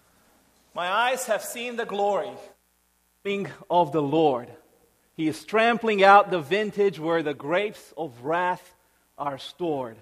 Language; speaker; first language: English; early bilingual, other home language; Romanian